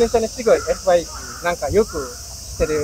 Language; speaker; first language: Japanese; non-native, fluent; Indonesian